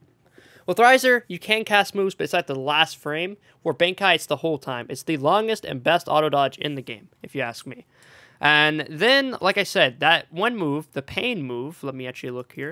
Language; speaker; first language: English; native; English